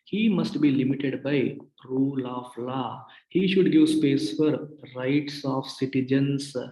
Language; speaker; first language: English; non-native, local second language; Telugu